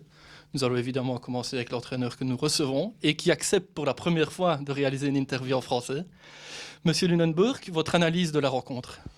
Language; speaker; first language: French; native; French